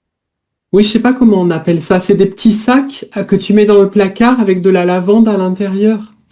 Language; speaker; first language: French; native; French